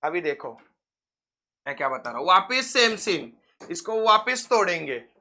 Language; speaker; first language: Hindi; non-native, local second language; Marathi